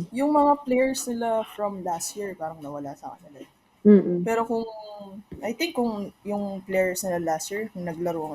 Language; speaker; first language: Filipino; native; Filipino